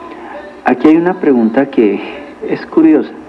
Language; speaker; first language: Spanish; native; Spanish